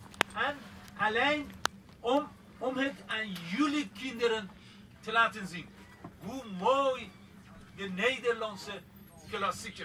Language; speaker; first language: Dutch; non-native, fluent; Persian